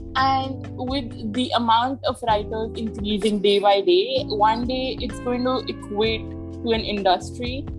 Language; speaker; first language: English; non-native, local second language; Hindi